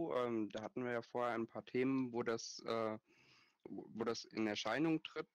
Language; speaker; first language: German; native; German